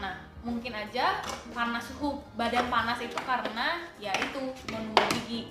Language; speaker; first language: Indonesian; native; Indonesian